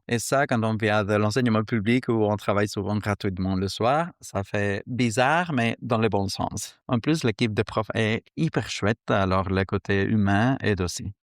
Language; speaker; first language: French; non-native, fluent; Spanish